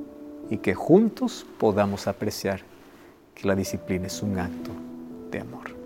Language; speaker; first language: Spanish; native; Spanish